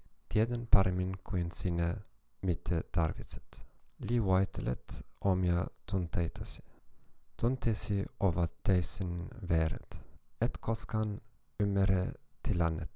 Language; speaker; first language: Finnish; non-native, fluent; German